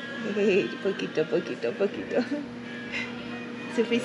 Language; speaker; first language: Spanish; non-native, learner; English